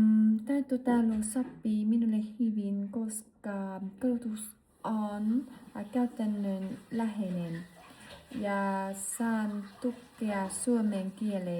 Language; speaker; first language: Finnish; non-native, learner; Vietnamese